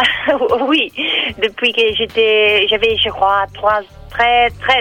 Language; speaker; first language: French; non-native, learner; Italian